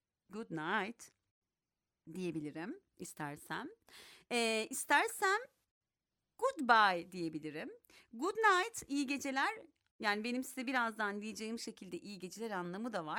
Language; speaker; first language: Turkish; native; Turkish